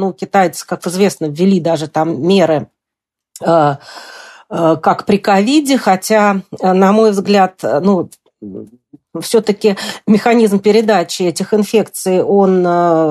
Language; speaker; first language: Russian; native; Russian